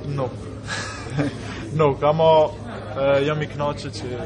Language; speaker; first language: Albanian; early bilingual, heritage; German